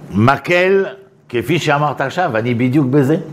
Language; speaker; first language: Hebrew; non-native, fluent; French